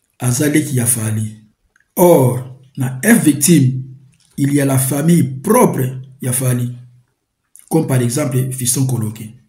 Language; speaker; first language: French; non-native, local second language; Lingala